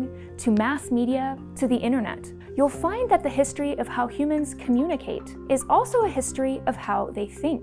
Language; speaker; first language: English; native; English